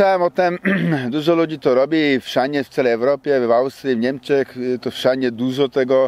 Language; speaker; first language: Polish; non-native, learner; Czech